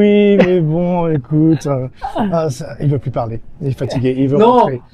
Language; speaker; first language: French; native; French